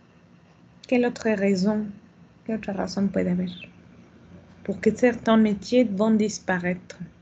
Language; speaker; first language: French; non-native, fluent; Spanish